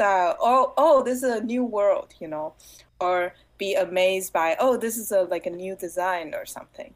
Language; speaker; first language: English; non-native, fluent; Chinese